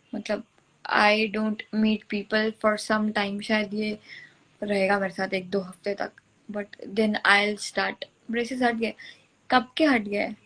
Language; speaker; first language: Hindi; native; Hindi